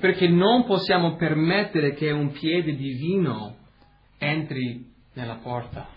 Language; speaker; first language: Italian; early bilingual, heritage; Italian